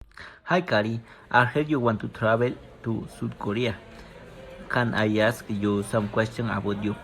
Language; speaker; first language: English; non-native, learner; Spanish